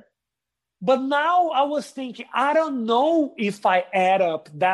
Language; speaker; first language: English; non-native, fluent; Portuguese